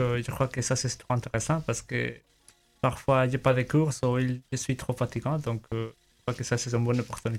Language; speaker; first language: French; non-native, learner; Spanish